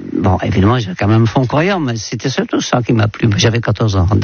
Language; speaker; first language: French; non-native, fluent; Dutch